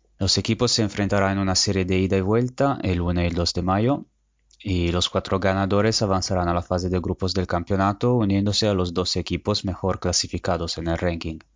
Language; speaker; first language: Spanish; non-native, fluent; Italian